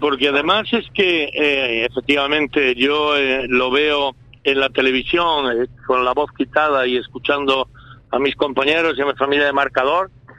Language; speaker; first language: Spanish; native; Spanish